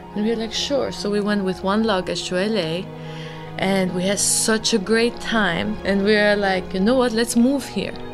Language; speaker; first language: English; early bilingual, other home language; Albanian